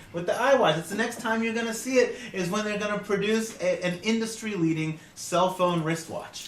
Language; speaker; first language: English; native; English